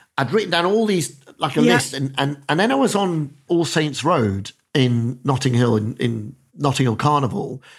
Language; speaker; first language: English; native; English